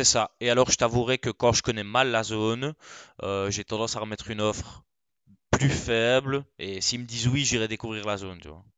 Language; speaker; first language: French; native; French